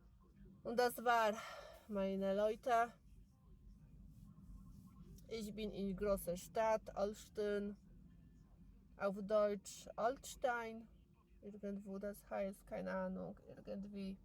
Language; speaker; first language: German; non-native, learner; Polish